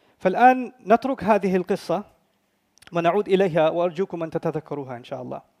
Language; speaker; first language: Arabic; non-native, fluent; Urdu